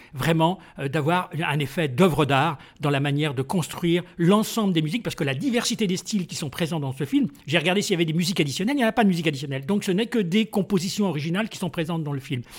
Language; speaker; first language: French; native; French